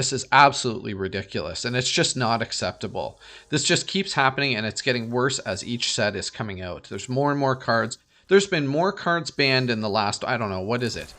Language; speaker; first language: English; native; English